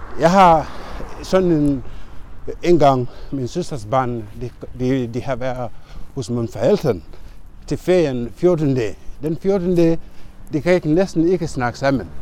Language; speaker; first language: Danish; non-native, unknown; Mandingo